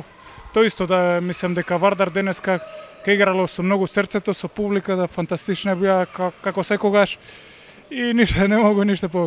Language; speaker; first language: Macedonian; non-native, learner; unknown